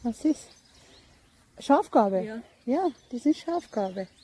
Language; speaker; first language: German; non-native, learner; Persian